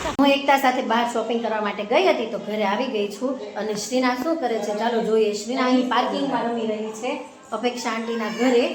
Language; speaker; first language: Gujarati; native; Gujarati